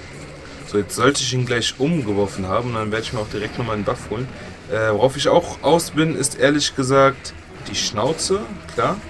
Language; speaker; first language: German; native; German